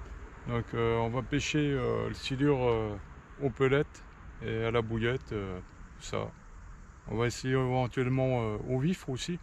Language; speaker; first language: French; native; French